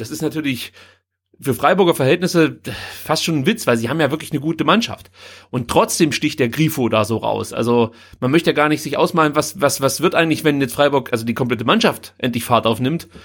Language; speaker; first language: German; native; German